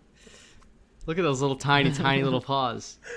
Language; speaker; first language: English; native; English